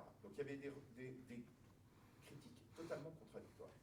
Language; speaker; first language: French; native; French